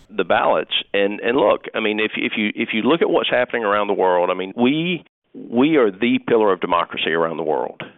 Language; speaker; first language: English; native; English